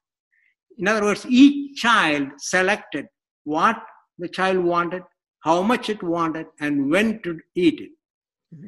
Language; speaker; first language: English; non-native, local second language; Malayalam